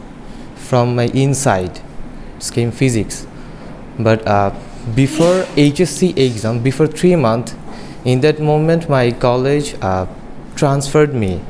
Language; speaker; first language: English; non-native, learner; Bangla